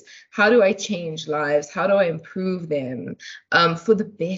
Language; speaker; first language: English; native; English